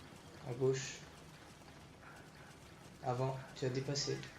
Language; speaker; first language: French; native; French